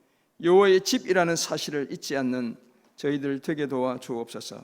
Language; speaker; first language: Korean; native; Korean